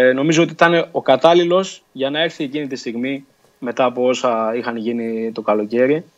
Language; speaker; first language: Greek; early bilingual, other home language; Portuguese